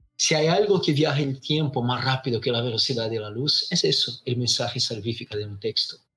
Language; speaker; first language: Spanish; non-native, fluent; Portuguese